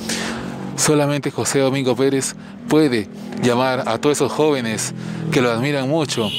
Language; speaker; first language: Spanish; native; Spanish